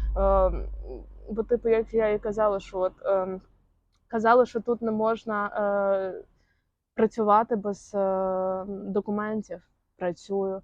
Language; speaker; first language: Ukrainian; non-native, local second language; Russian